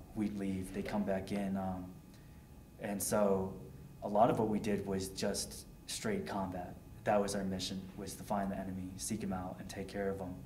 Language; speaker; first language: English; native; English